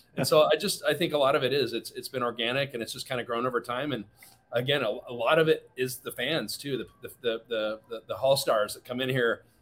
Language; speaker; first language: English; native; English